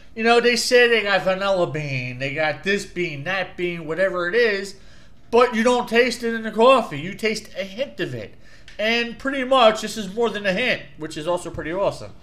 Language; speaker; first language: English; native; English